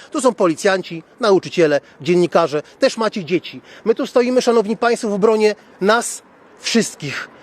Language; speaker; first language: Polish; native; Polish